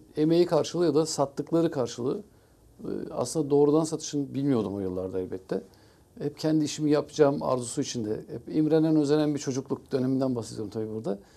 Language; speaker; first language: Turkish; early bilingual, heritage; Turkish